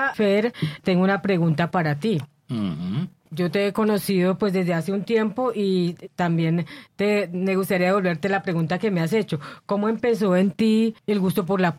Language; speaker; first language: Spanish; native; Spanish